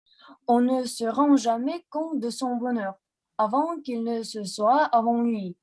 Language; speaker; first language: French; non-native, learner; Russian